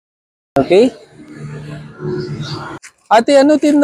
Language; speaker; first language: Filipino; non-native, learner; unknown